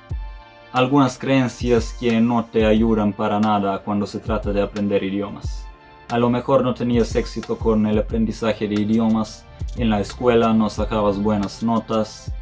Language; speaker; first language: Spanish; non-native, fluent; Serbian